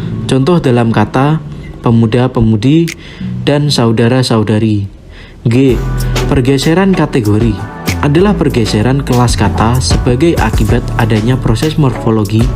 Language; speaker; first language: Indonesian; native; Indonesian